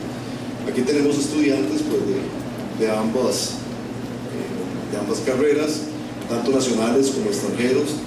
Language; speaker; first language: Spanish; native; Spanish